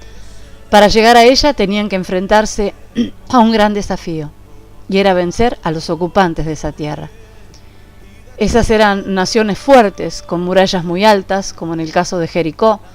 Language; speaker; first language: Spanish; native; Spanish